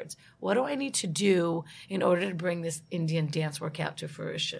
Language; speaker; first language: English; native; English